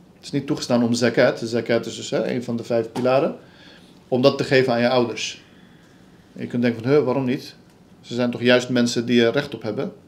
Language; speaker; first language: Dutch; early bilingual, other home language; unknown